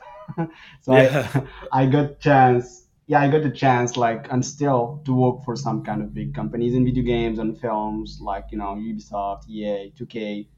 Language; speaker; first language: English; non-native, fluent; Arabic